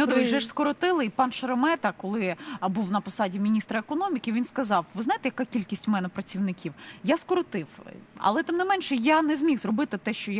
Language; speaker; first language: Ukrainian; native; Ukrainian